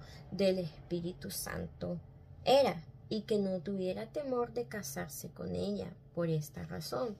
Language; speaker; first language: Spanish; native; Spanish